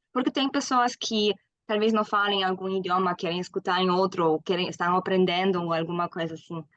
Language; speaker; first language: Portuguese; non-native, fluent; German